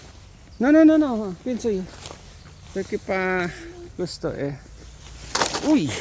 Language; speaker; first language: Italian; non-native, learner; Filipino